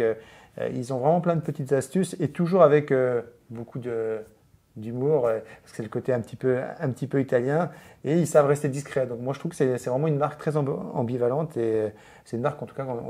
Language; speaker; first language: French; native; French